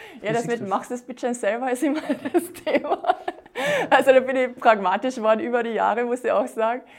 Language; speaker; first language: German; native; German